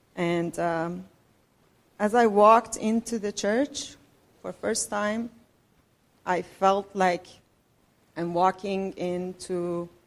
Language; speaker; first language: English; non-native, fluent; Persian